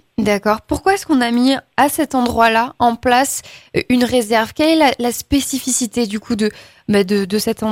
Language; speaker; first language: French; native; French